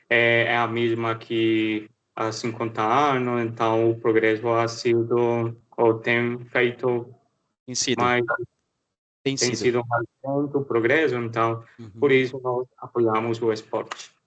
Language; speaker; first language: Portuguese; non-native, learner; Spanish